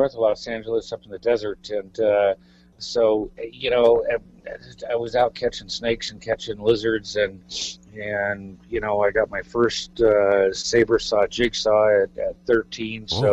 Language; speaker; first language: English; native; English